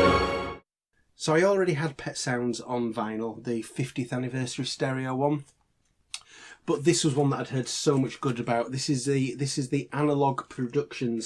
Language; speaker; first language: English; native; English